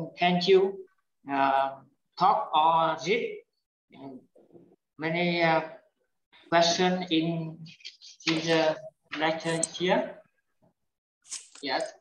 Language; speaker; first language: English; non-native, learner; Vietnamese